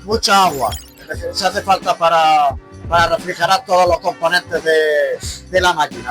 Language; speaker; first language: Spanish; native; Spanish